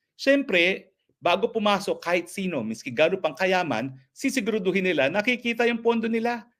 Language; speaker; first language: Filipino; native; Filipino